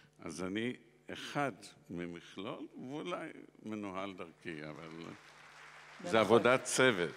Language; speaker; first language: Hebrew; non-native, local second language; Yiddish